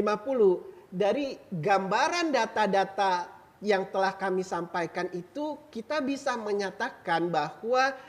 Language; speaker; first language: Indonesian; native; Indonesian